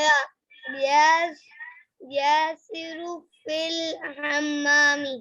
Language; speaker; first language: Arabic; non-native, learner; Urdu